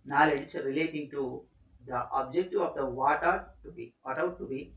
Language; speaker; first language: English; non-native, local second language; Telugu